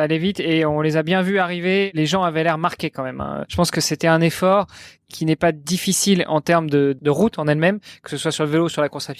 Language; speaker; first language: French; native; French